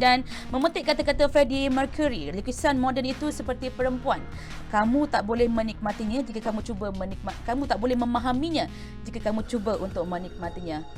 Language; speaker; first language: Malay; native; Malay